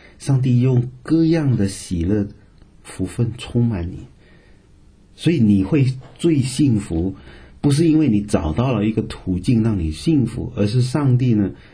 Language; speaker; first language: Chinese; native; Chinese